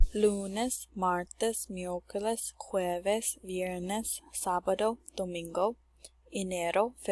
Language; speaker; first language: Spanish; non-native, learner; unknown